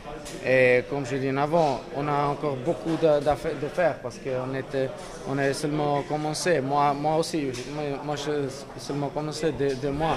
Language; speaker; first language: French; non-native, learner; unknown